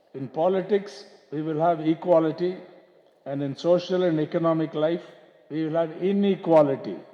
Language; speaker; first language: English; non-native, local second language; Tamil